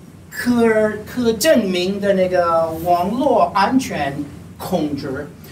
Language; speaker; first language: Chinese; non-native, fluent; English